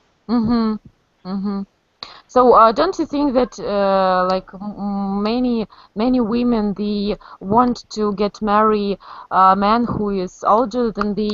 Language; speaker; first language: English; non-native, fluent; Russian